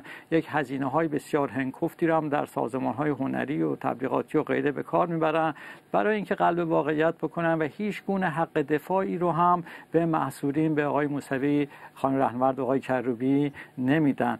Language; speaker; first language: Persian; native; Persian